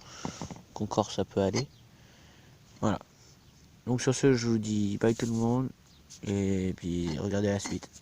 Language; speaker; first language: French; native; French